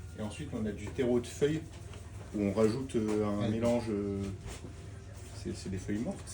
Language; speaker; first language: French; native; French